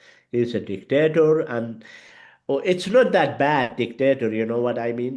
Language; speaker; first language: English; non-native, learner; Arabic